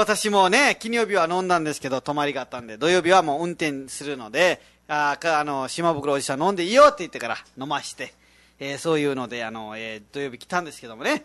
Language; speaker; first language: Japanese; non-native, fluent; Nepali